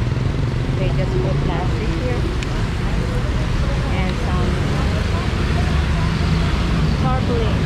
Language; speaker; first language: English; non-native, local second language; Filipino